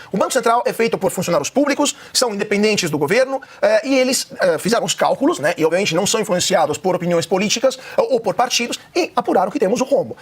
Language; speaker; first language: Portuguese; non-native, fluent; Italian